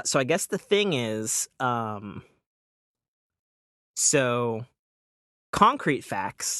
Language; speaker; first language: English; native; English